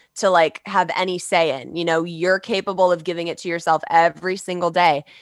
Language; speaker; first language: English; native; English